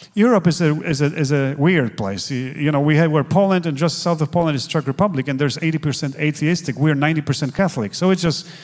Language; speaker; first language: English; non-native, fluent; Polish